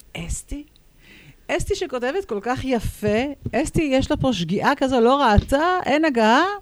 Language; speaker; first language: Hebrew; native; Hebrew